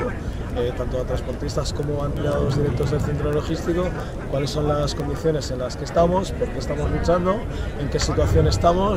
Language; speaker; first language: Spanish; native; Spanish